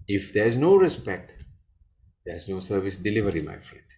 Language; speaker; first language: English; non-native, local second language; Sinhala